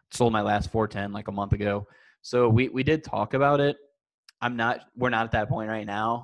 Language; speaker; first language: English; native; English